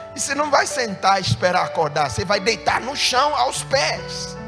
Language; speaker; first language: Portuguese; non-native, fluent; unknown